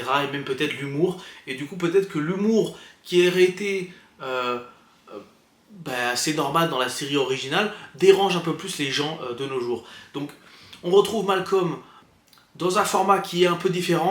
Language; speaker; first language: French; native; French